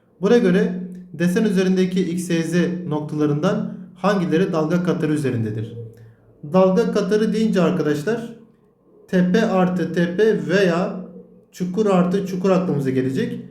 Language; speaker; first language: Turkish; native; Turkish